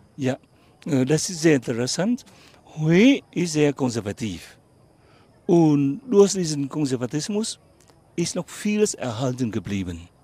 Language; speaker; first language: German; non-native, fluent; Vietnamese